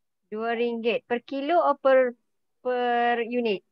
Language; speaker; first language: Malay; native; Malay